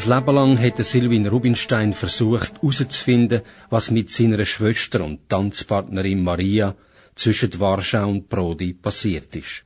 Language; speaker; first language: German; native; German